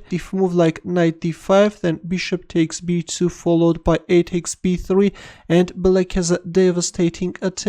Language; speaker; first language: English; non-native, fluent; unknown